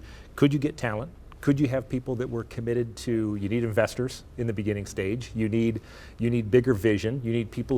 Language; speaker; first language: English; native; English